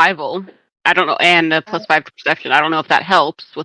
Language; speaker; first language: English; native; English